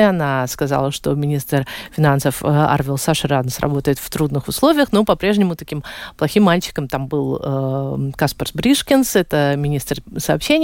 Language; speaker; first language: Russian; native; Russian